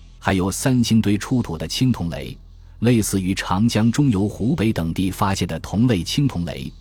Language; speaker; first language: Chinese; native; Chinese